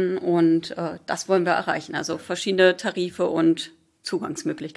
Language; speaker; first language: German; native; German